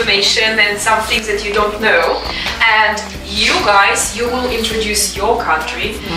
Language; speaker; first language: English; non-native, fluent; Russian